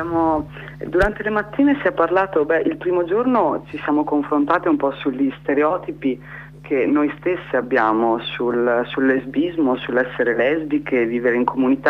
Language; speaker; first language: Italian; native; Italian